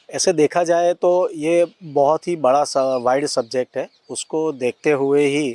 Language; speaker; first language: Hindi; non-native, local second language; Gujarati